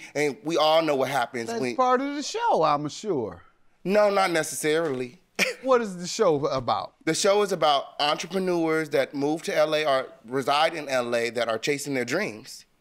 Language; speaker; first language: English; native; English